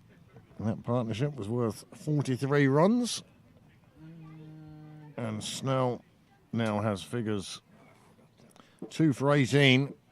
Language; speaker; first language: English; native; English